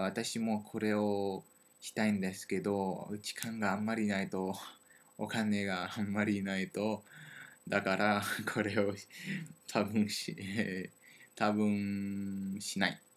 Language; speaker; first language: Japanese; non-native, learner; French